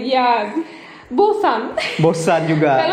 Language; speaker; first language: Indonesian; non-native, learner; Turkish